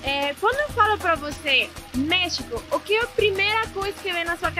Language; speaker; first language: Portuguese; non-native, fluent; Spanish